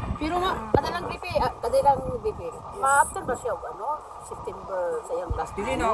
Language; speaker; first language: Filipino; non-native, local second language; Cebuano